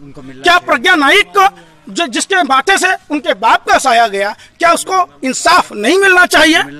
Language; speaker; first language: Hindi; native; Hindi